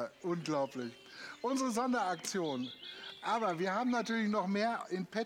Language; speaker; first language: German; native; German